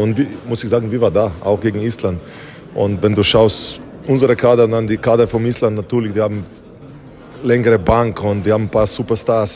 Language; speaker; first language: German; non-native, fluent; Slovenian